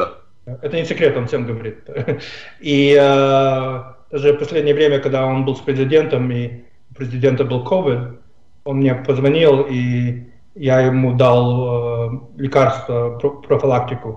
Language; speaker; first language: Russian; non-native, fluent; English